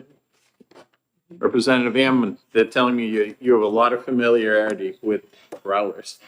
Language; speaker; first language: English; native; English